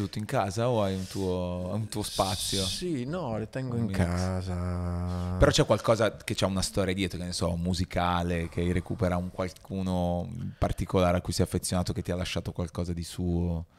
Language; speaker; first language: Italian; native; Italian